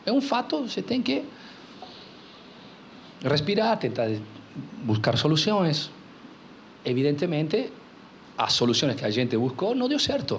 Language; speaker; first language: Portuguese; non-native, local second language; Spanish